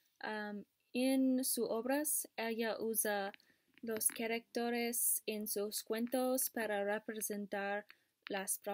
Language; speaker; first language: Spanish; non-native, learner; English